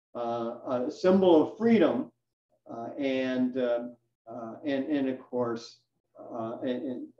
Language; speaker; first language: English; native; English